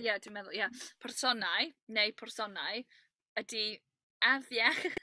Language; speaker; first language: Welsh; non-native, learner; English